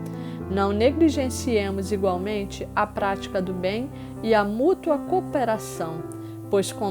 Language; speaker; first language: Portuguese; native; Portuguese